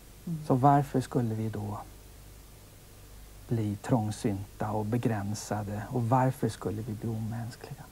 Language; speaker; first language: Swedish; native; Swedish